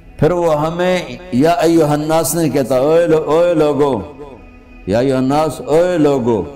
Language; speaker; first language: Urdu; non-native, local second language; Punjabi